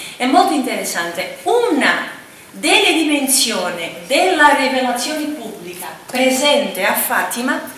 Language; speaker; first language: Italian; non-native, fluent; Portuguese